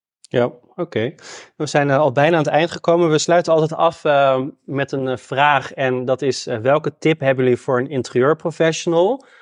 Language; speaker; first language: Dutch; native; Dutch